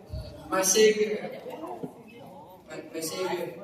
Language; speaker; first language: English; non-native, learner; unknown